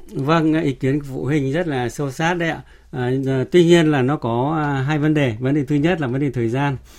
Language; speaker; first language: Vietnamese; native; Vietnamese